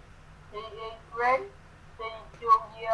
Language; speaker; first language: English; non-native, learner; Vietnamese